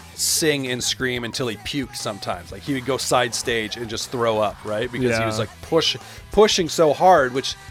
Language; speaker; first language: English; native; English